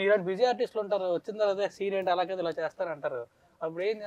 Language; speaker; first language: Telugu; native; Telugu